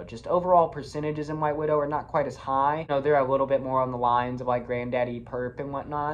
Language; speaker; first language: English; native; English